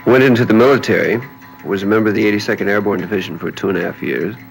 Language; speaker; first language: English; native; English